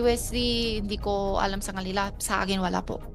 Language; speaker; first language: Filipino; non-native, learner; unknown